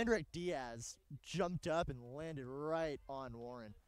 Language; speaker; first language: English; native; English